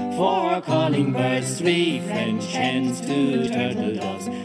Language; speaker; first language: English; native; English